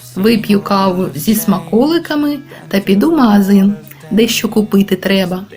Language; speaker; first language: Ukrainian; native; Ukrainian